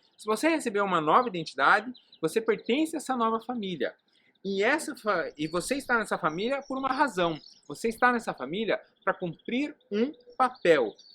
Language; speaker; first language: Portuguese; native; Portuguese